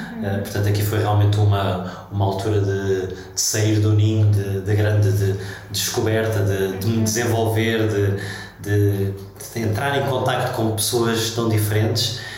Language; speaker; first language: Portuguese; early bilingual, heritage; Portuguese